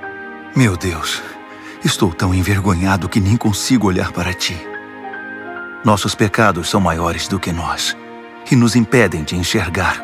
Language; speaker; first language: Portuguese; native; Portuguese